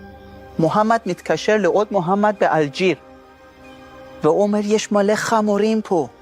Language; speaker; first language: Hebrew; non-native, fluent; Persian